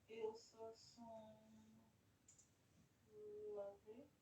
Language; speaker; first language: French; non-native, learner; English